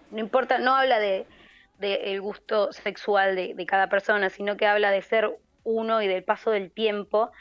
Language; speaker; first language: Spanish; native; Spanish